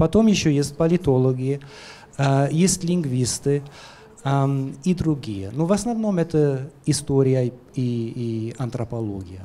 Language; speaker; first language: Russian; non-native, fluent; German